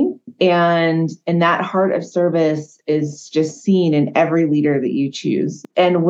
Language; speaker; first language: English; native; English